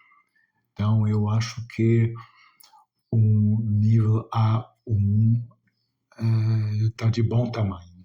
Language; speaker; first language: Portuguese; non-native, fluent; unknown